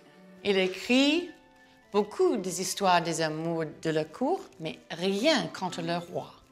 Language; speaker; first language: French; non-native, learner; English